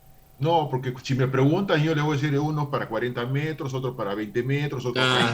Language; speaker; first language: Spanish; native; Spanish